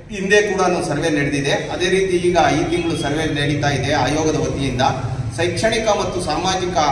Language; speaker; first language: Kannada; native; Kannada